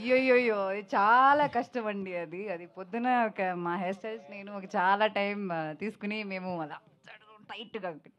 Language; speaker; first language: Telugu; non-native, local second language; Malayalam